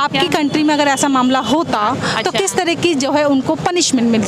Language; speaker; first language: Hindi; native; Hindi